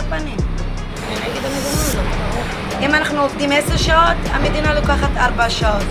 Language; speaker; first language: Hebrew; non-native, local second language; Arabic